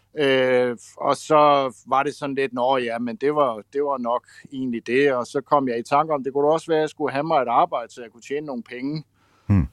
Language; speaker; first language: Danish; native; Danish